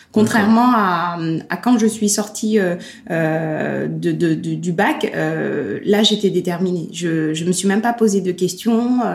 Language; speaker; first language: French; native; French